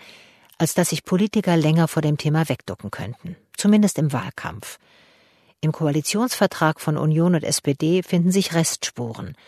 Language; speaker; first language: German; native; German